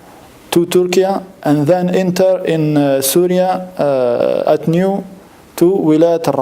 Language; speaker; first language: English; non-native, fluent; French